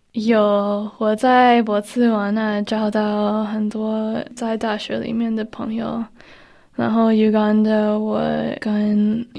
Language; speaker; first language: Chinese; early bilingual, heritage; Chinese